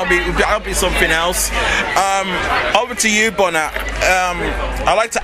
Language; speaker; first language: English; native; English